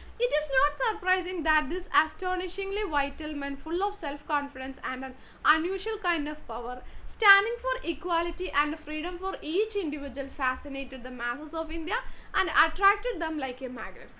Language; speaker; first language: English; non-native, local second language; Malayalam